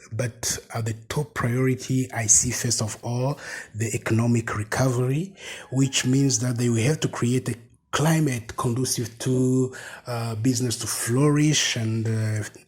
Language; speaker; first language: English; non-native, fluent; Rundi